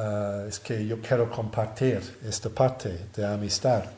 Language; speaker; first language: Spanish; non-native, learner; English